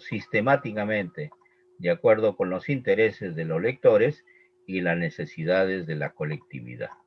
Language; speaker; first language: Spanish; native; Spanish